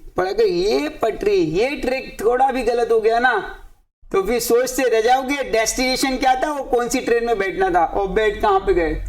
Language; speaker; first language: Hindi; native; Hindi